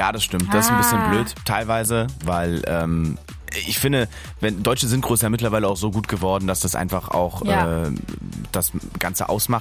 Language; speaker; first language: German; native; German